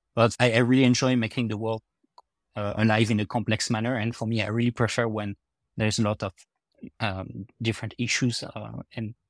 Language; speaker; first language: English; non-native, fluent; French